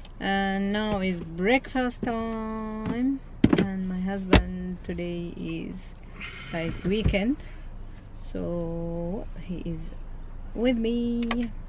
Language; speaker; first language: English; non-native, learner; Arabic